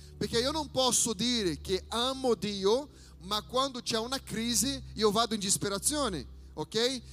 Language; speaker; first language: Italian; non-native, fluent; Portuguese